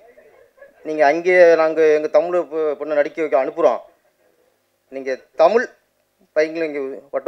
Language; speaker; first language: Tamil; native; Tamil